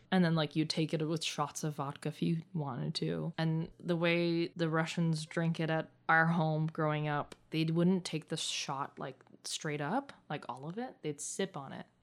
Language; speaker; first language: English; early bilingual, other home language; Russian